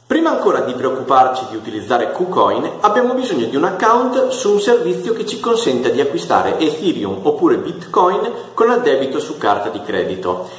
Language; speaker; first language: Italian; native; Italian